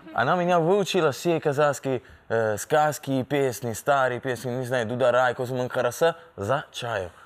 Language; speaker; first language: Russian; non-native, learner; Italian